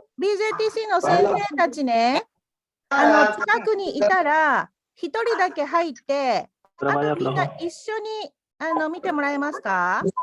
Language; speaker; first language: Japanese; non-native, fluent; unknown